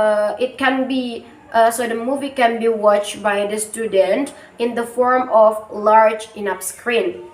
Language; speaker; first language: English; non-native, learner; Indonesian